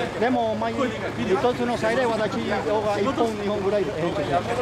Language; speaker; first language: Japanese; non-native, learner; Spanish